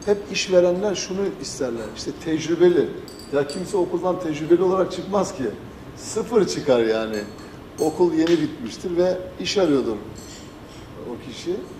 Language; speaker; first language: Turkish; native; Turkish